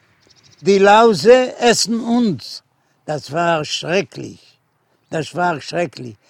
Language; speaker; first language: German; non-native, fluent; Yiddish